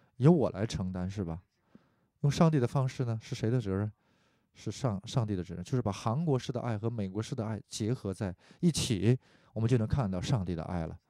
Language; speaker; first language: Chinese; non-native, fluent; Korean